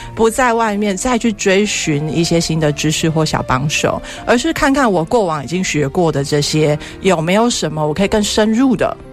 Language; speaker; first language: Chinese; native; Chinese